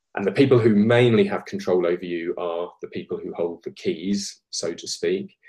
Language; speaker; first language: English; native; English